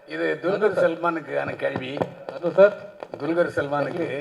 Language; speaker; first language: Tamil; native; Tamil